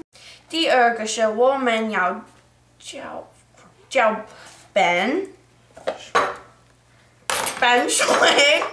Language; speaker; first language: Chinese; non-native, learner; English